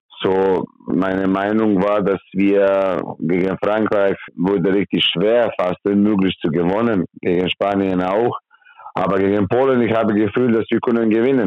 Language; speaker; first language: German; non-native, learner; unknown